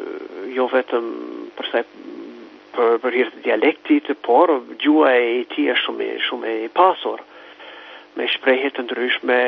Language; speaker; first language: Albanian; non-native, fluent; English